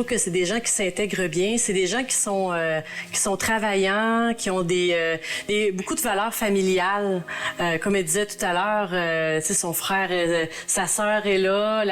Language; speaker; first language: French; native; French